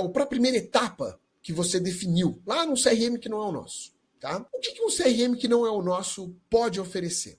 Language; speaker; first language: Portuguese; native; Portuguese